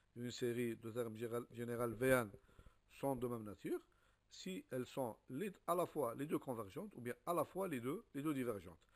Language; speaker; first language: French; non-native, local second language; Arabic